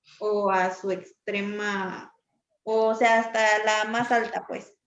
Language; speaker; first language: Spanish; native; Spanish